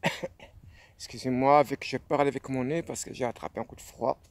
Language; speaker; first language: French; non-native, fluent; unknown